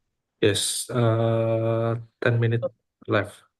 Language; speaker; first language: English; non-native, fluent; Indonesian